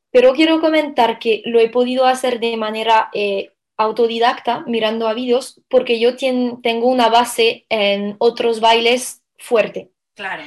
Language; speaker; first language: Spanish; non-native, fluent; French